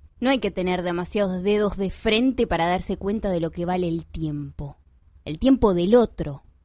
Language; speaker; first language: Spanish; native; Spanish